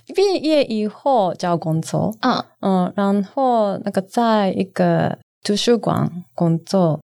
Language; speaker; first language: Chinese; non-native, learner; Japanese